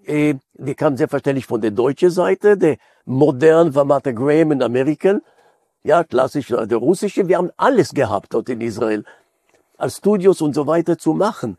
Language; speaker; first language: German; non-native, fluent; Hebrew